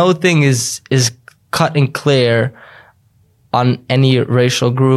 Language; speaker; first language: English; early bilingual, other home language; Yiddish